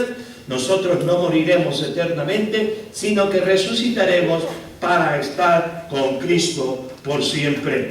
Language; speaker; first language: Spanish; native; Spanish